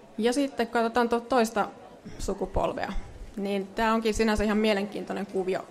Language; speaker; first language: Finnish; native; Finnish